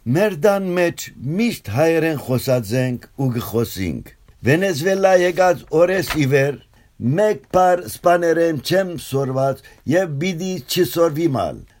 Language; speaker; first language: Armenian; early bilingual, heritage; Armenian